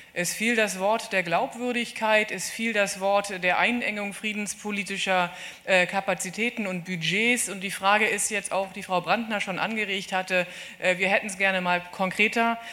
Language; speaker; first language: German; native; German